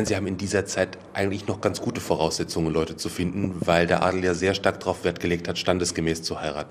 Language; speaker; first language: German; native; German